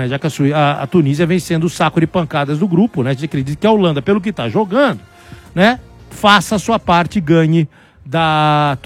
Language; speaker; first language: Portuguese; native; Portuguese